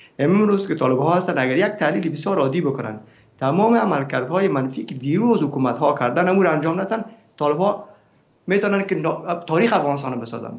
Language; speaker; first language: Persian; native; Persian